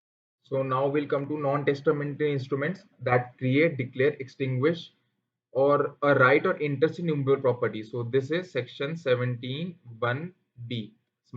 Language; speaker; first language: English; non-native, local second language; Hindi